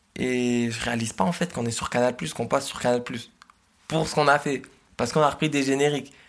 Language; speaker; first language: French; native; French